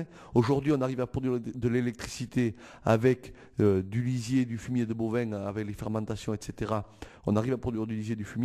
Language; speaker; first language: French; native; French